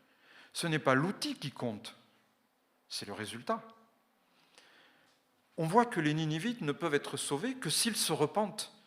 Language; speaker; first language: French; native; French